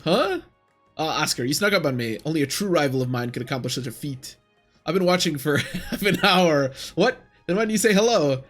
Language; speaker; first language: English; native; English